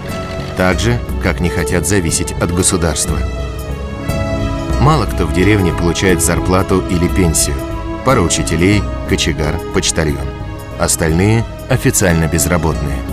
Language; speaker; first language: Russian; native; Russian